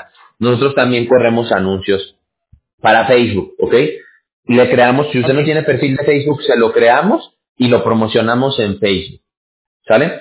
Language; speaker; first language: Spanish; native; Spanish